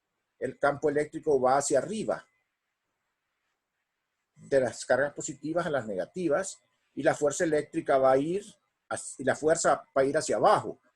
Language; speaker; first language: Spanish; native; Spanish